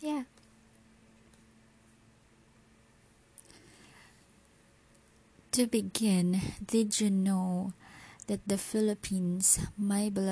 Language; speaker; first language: English; non-native, local second language; Filipino